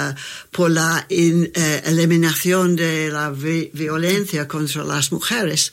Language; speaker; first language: Spanish; non-native, learner; English